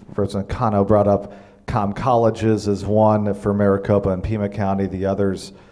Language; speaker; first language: English; native; English